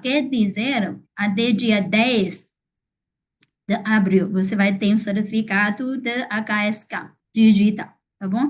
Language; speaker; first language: Portuguese; non-native, fluent; Chinese